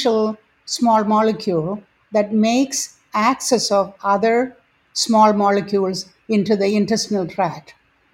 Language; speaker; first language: English; non-native, local second language; Malayalam